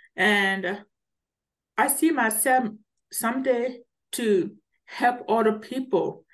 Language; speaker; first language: English; early bilingual, other home language; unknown